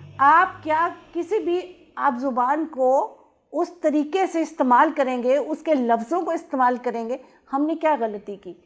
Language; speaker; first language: Urdu; non-native, local second language; Punjabi